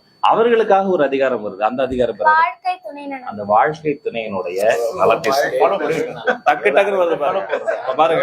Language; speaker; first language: Tamil; native; Tamil